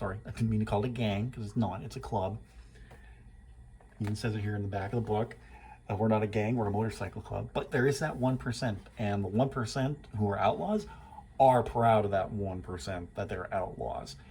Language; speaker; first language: English; native; English